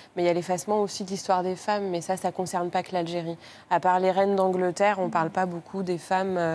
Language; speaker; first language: French; non-native, local second language; Arabic